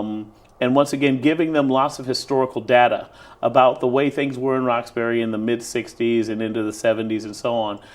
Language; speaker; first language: English; native; English